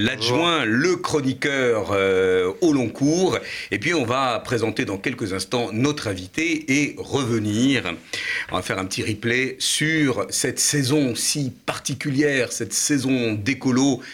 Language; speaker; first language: French; native; French